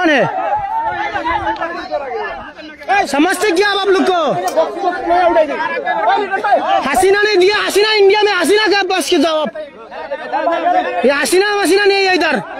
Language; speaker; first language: Hindi; non-native, learner; Bangla